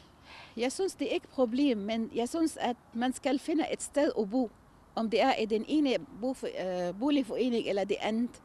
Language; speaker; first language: Danish; non-native, fluent; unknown